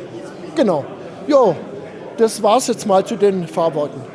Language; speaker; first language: German; native; German